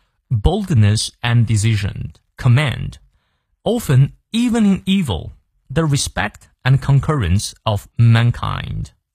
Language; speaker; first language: English; non-native, fluent; Chinese